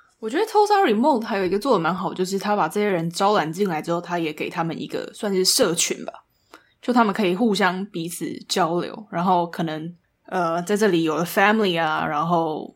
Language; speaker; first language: Chinese; native; Chinese